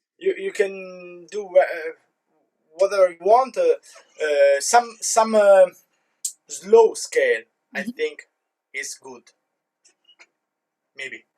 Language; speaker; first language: English; non-native, learner; Italian